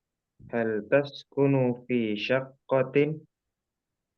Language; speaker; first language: Arabic; non-native, learner; Indonesian